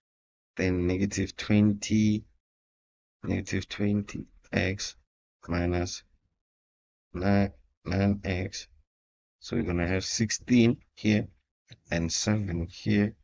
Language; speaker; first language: English; non-native, local second language; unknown